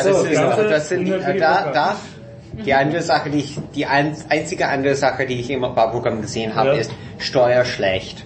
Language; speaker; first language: German; non-native, fluent; English